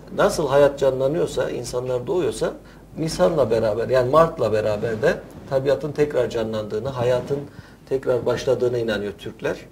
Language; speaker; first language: Turkish; native; Turkish